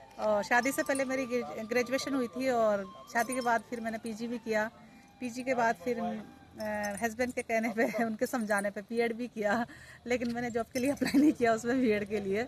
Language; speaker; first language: Hindi; non-native, local second language; Rajasthani